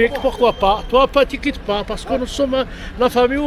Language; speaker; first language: French; non-native, learner; Arabic